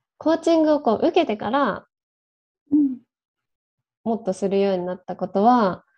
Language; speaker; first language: Japanese; native; Japanese